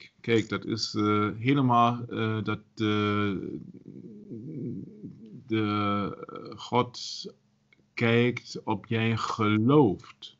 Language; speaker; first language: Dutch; non-native, learner; German